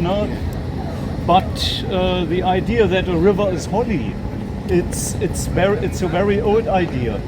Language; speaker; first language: English; non-native, learner; German